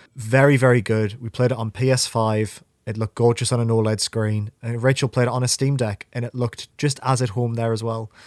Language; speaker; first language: English; native; English